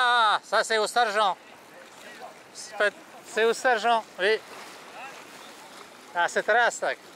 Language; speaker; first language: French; non-native, fluent; Russian